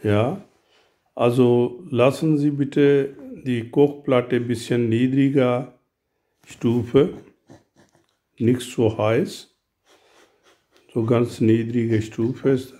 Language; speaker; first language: German; non-native, learner; Urdu